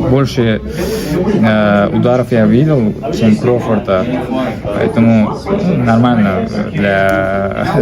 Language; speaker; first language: Russian; non-native, fluent; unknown